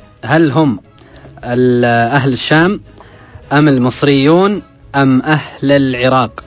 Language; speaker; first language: Arabic; native; Arabic